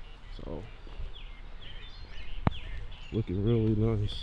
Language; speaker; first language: English; native; English